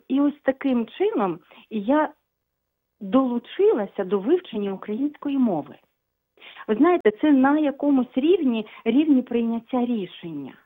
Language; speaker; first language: Ukrainian; non-native, local second language; Russian